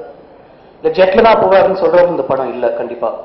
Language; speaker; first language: Tamil; native; Tamil